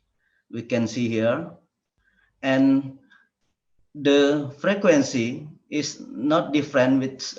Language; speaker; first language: English; non-native, learner; Indonesian